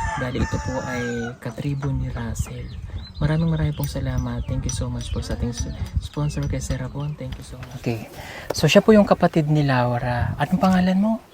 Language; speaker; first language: Filipino; native; Filipino